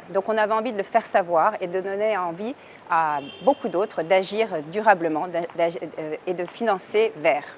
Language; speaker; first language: French; native; French